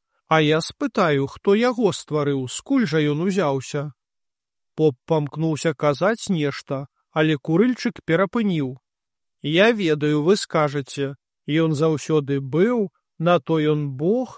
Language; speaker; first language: Belarusian; native; Belarusian